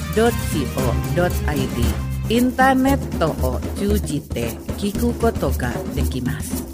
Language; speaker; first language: Japanese; non-native, fluent; Indonesian